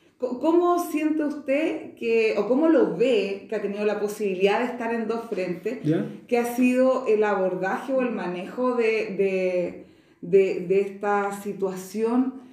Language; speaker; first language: Spanish; native; Spanish